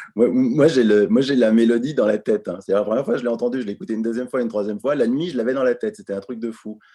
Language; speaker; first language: French; native; French